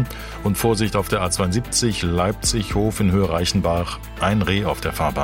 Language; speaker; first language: German; native; German